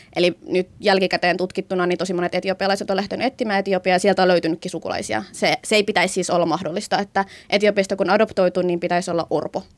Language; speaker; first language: Finnish; native; Finnish